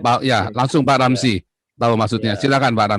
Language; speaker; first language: Indonesian; native; Indonesian